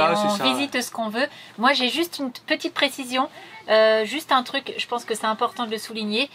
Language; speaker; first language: French; native; French